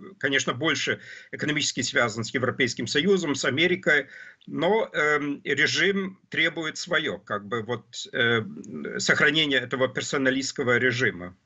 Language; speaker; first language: Russian; non-native, fluent; German